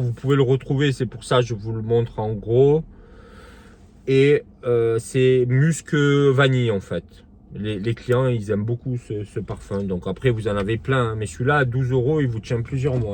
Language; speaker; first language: French; native; French